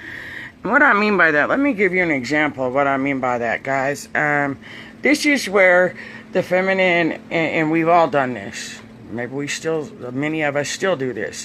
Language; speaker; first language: English; native; English